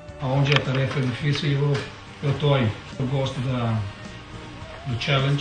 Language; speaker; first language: Portuguese; non-native, fluent; Italian